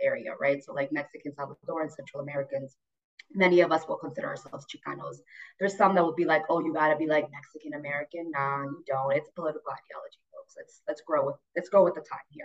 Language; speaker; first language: English; native; English